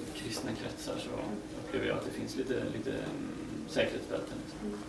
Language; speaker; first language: Swedish; native; Swedish